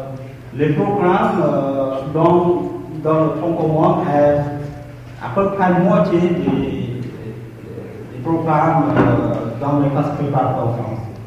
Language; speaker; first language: French; non-native, fluent; Khmer